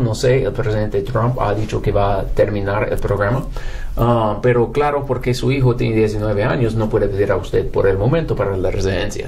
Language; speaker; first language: Spanish; non-native, fluent; English